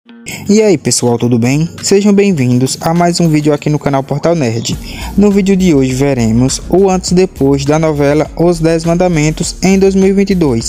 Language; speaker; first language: Portuguese; native; Portuguese